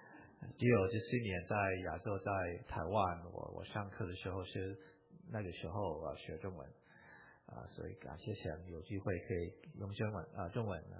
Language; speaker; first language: Chinese; non-native, fluent; English